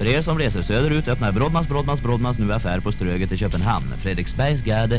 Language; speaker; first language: Swedish; native; Swedish